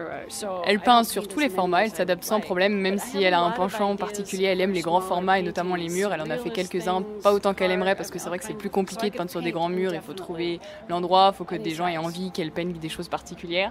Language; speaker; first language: French; native; French